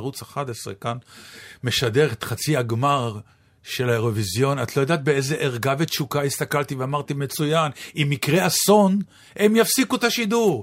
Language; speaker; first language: Hebrew; native; Hebrew